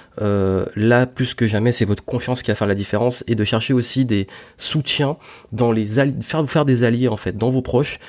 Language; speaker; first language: French; native; French